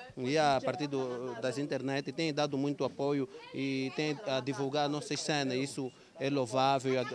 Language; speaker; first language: Portuguese; native; Portuguese